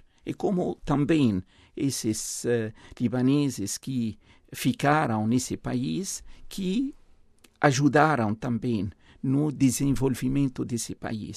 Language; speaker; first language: Portuguese; non-native, fluent; Arabic